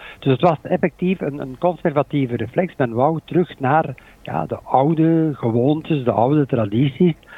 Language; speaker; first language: Dutch; native; Dutch